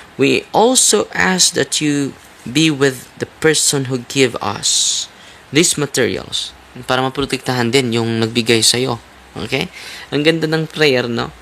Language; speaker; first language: Filipino; non-native, local second language; Cebuano